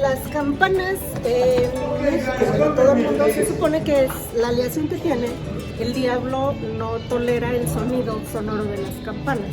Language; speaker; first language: Spanish; native; Spanish